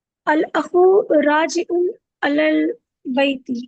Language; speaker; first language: Arabic; non-native, learner; Urdu